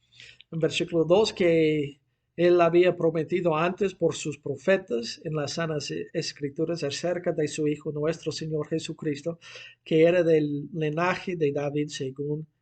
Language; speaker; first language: Spanish; non-native, fluent; English